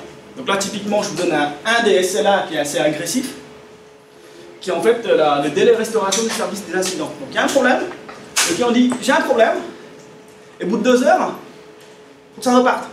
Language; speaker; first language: French; native; French